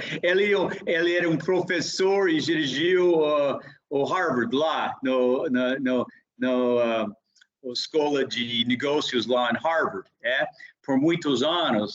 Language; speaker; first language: Portuguese; non-native, fluent; English